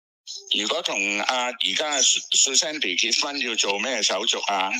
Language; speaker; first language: Cantonese; native; Cantonese